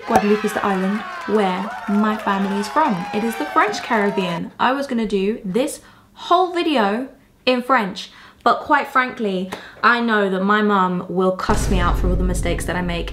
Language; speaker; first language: English; early bilingual, other home language; French